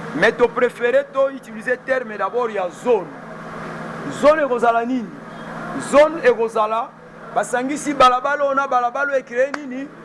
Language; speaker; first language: Lingala; native; Lingala